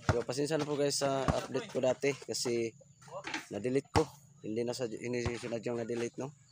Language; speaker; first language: Filipino; non-native, local second language; Cebuano